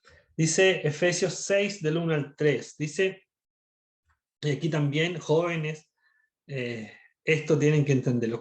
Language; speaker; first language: Spanish; native; Spanish